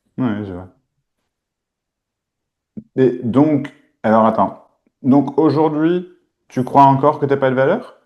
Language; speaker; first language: French; native; French